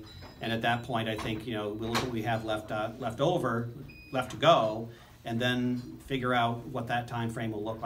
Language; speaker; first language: English; native; English